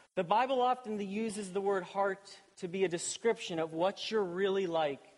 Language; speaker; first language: English; native; English